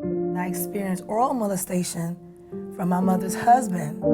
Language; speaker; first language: English; native; English